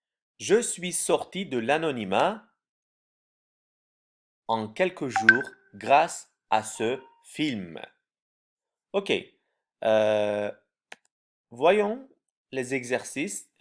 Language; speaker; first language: French; non-native, fluent; Turkish